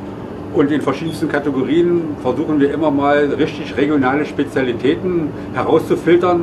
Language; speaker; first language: German; native; German